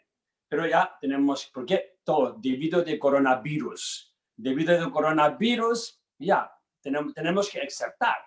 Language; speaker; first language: Spanish; non-native, learner; Tibetan